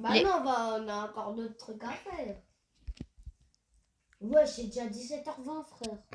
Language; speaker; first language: French; native; French